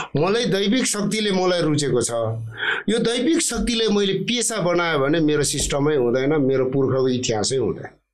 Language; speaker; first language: Nepali; non-native, local second language; Eastern Tamang